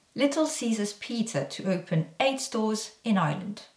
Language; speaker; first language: English; non-native, fluent; French